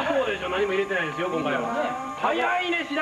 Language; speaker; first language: Japanese; native; Japanese